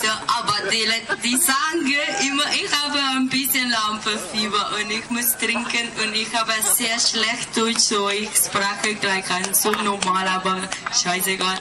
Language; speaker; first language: German; non-native, learner; Spanish